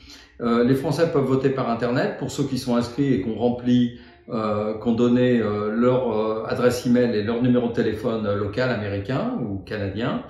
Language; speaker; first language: French; native; French